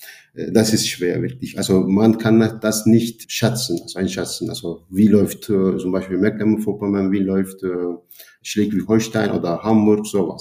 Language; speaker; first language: German; non-native, fluent; Turkish